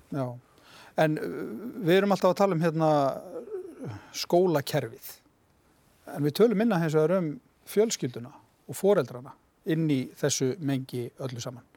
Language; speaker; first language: Icelandic; native; Icelandic